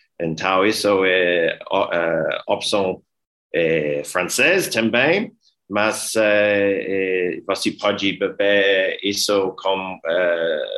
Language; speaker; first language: Portuguese; non-native, learner; English